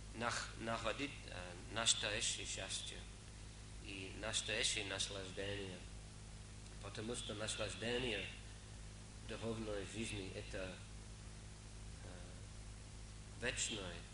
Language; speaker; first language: Russian; non-native, fluent; English